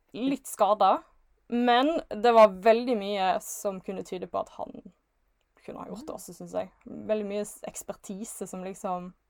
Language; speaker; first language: Norwegian; native; Norwegian